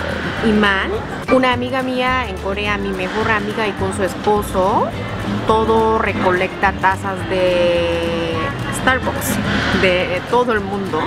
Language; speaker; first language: Spanish; non-native, learner; Korean